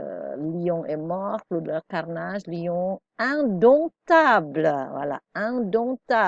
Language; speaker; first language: French; non-native, fluent; Indonesian